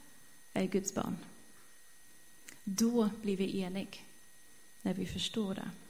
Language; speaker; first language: Swedish; non-native, fluent; English